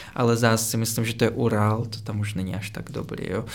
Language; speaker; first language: Czech; non-native, fluent; Russian